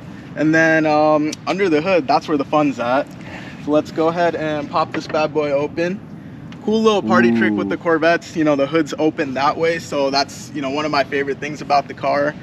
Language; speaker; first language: English; native; English